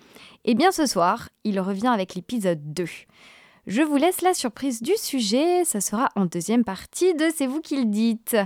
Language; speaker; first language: French; native; French